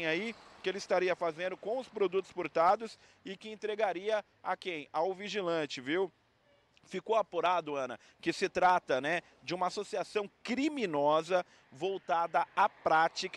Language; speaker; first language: Portuguese; native; Portuguese